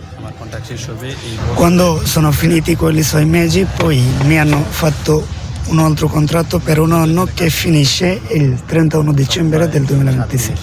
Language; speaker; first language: Italian; non-native, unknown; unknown